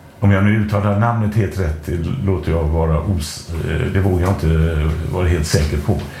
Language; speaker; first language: Swedish; native; Swedish